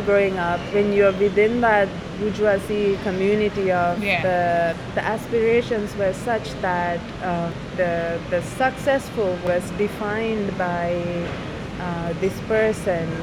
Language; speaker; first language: English; non-native, local second language; Sinhala